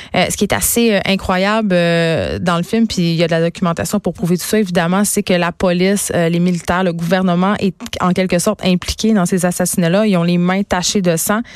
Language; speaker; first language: French; native; French